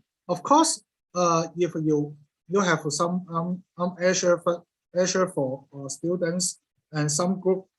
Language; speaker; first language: English; non-native, learner; Cantonese